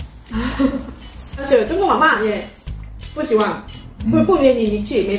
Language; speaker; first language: Chinese; non-native, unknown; Korean